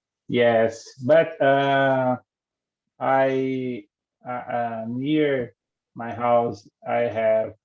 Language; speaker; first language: English; non-native, learner; Portuguese